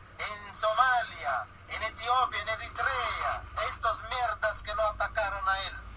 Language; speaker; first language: Spanish; non-native, fluent; Italian